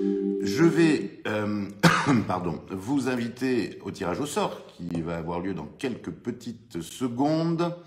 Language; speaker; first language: French; native; French